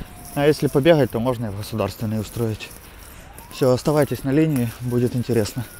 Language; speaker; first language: Russian; native; Russian